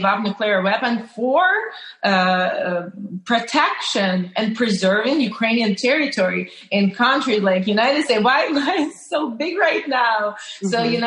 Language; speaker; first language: English; non-native, fluent; Ukrainian